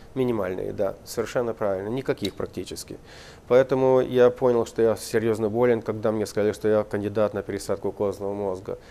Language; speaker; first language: Russian; non-native, local second language; Ukrainian